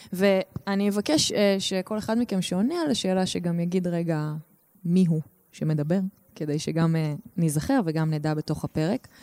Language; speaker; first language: Hebrew; native; Hebrew